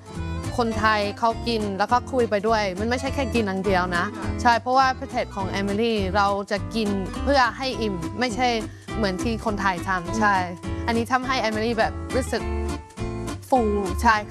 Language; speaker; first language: Thai; non-native, fluent; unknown